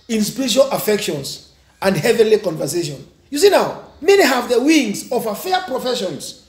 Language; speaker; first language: English; non-native, local second language; Swahili